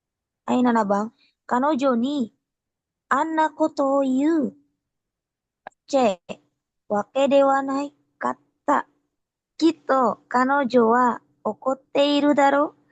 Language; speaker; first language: Japanese; non-native, learner; Indonesian